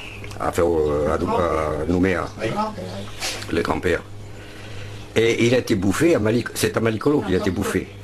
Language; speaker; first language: French; native; French